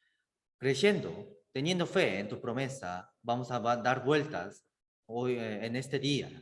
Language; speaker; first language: Spanish; native; Spanish